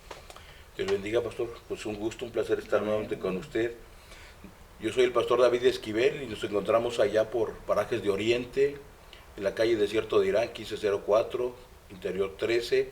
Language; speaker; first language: Spanish; native; Spanish